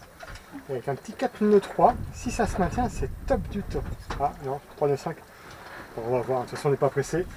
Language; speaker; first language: French; native; French